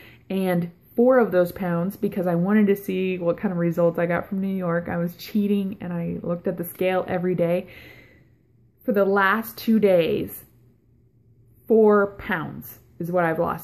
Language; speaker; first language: English; native; English